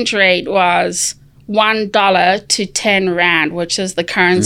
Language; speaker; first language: English; native; English